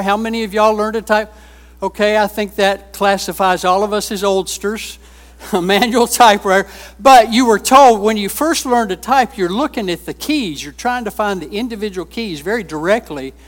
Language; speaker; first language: English; native; English